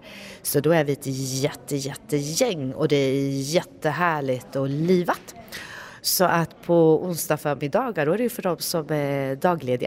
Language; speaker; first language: Swedish; native; Swedish